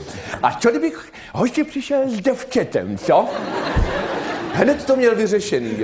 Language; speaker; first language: Czech; native; Czech